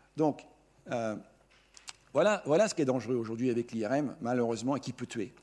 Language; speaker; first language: French; native; French